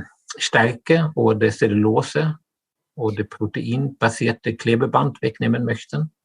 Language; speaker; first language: German; non-native, fluent; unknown